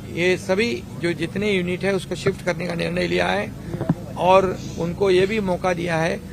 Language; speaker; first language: Hindi; non-native, local second language; Marathi